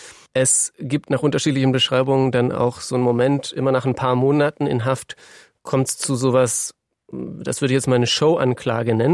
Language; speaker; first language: German; native; German